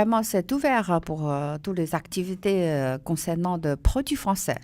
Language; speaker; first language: French; non-native, learner; Chinese